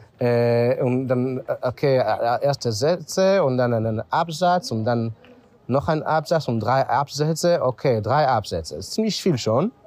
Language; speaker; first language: German; non-native, fluent; Hebrew